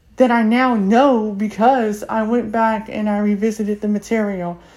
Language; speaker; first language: English; native; English